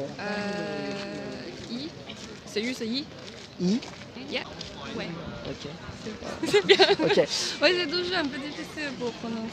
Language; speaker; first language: French; non-native, learner; Chinese